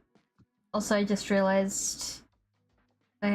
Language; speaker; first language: English; native; English